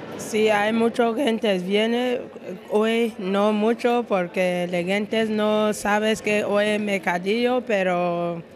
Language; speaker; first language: Spanish; non-native, learner; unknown